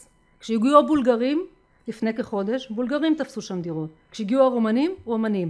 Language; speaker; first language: Hebrew; native; Hebrew